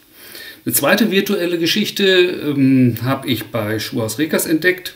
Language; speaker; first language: German; native; German